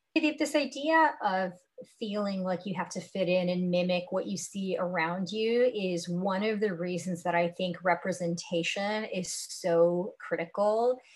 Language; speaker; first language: English; early bilingual, other home language; Hindi